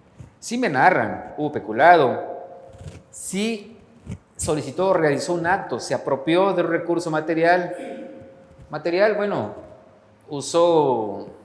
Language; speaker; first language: Spanish; native; Spanish